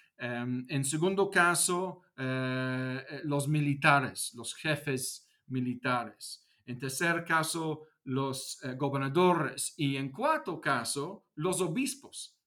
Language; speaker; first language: Spanish; non-native, fluent; English